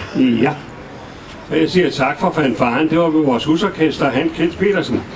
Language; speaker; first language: Danish; native; Danish